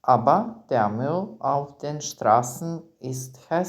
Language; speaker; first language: German; non-native, fluent; Serbian